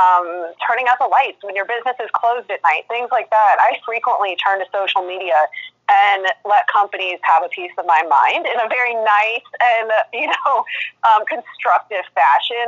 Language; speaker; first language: English; native; English